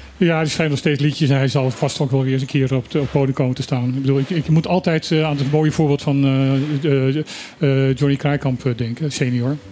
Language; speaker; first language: Dutch; non-native, local second language; Papiamento